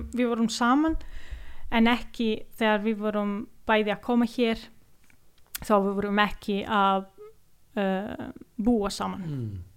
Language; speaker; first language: Icelandic; non-native, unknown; Italian